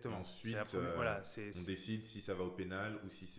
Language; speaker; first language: French; native; French